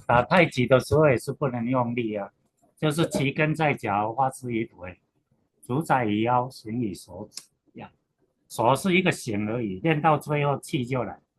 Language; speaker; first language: Chinese; native; Chinese